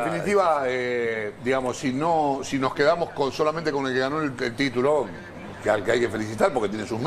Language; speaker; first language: Spanish; native; Spanish